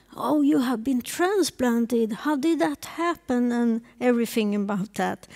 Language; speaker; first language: English; non-native, fluent; Swedish